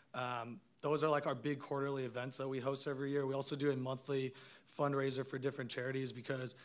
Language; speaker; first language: English; non-native, fluent; Hebrew